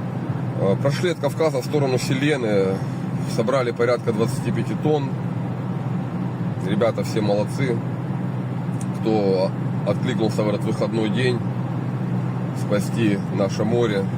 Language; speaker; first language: Russian; native; Russian